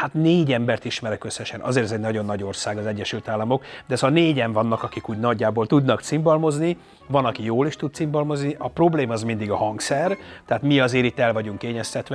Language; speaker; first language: Hungarian; native; Hungarian